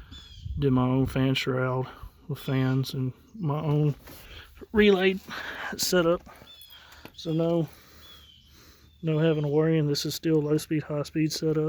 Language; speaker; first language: English; native; English